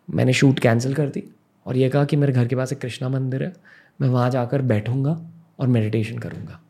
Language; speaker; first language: Hindi; non-native, local second language; English